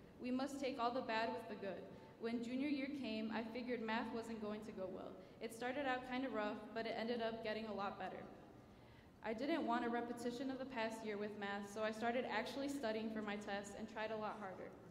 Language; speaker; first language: English; early bilingual, other home language; Spanish